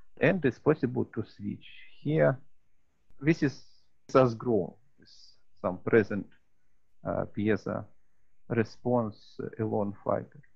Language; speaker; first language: English; non-native, learner; Russian